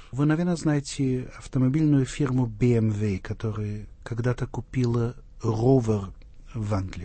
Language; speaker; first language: Russian; non-native, fluent; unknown